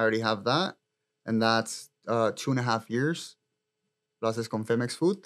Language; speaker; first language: English; early bilingual, other home language; Spanish